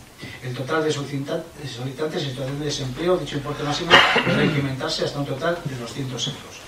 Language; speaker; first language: Spanish; native; Spanish